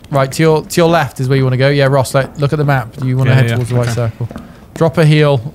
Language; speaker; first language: English; native; English